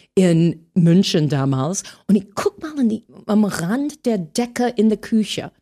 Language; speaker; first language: German; non-native, fluent; English